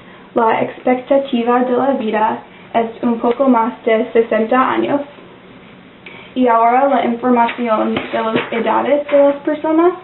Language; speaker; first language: Spanish; non-native, learner; English